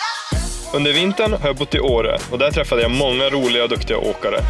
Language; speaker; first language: Swedish; native; Swedish